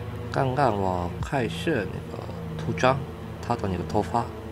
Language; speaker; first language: Chinese; non-native, learner; Korean